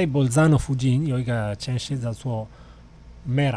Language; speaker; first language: Chinese; non-native, fluent; Italian